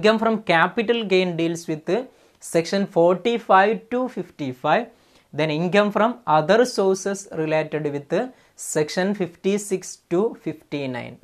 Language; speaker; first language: English; non-native, local second language; Malayalam